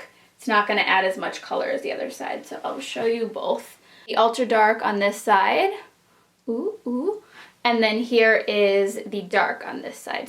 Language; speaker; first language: English; native; English